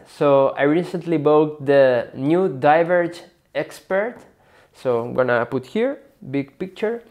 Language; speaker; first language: English; non-native, learner; Italian